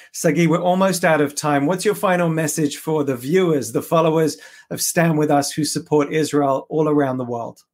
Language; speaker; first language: English; native; English